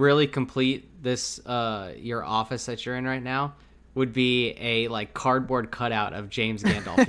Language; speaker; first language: English; native; English